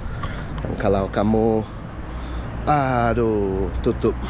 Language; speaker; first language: Indonesian; non-native, learner; English